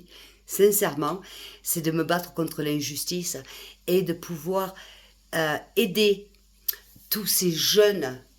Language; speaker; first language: French; native; French